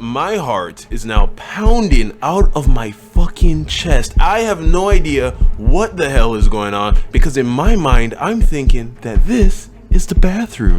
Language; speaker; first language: English; native; English